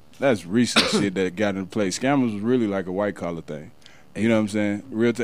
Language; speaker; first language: English; native; English